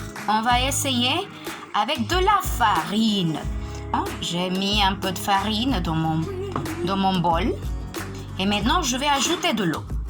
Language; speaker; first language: French; non-native, fluent; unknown